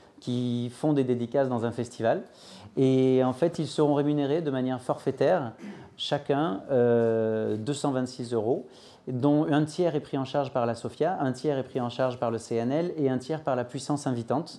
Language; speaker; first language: French; native; French